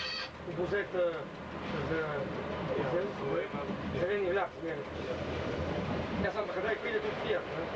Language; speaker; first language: Slovenian; non-native, learner; Italian